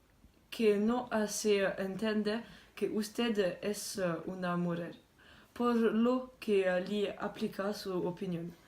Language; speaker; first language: Spanish; non-native, learner; French